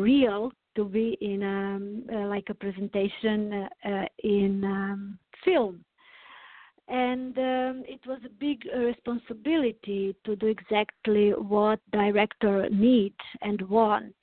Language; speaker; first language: English; non-native, learner; Serbian